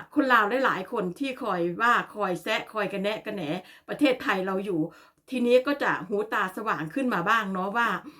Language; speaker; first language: Thai; native; Thai